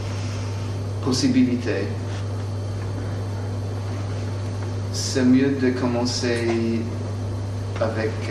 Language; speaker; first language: French; non-native, fluent; English